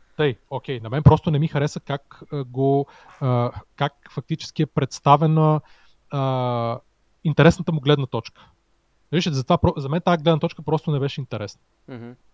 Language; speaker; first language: Bulgarian; native; Bulgarian